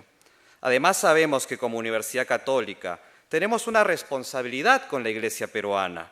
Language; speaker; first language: Spanish; native; Spanish